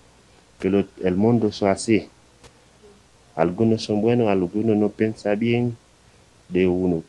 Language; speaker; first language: Spanish; non-native, learner; Haitian Creole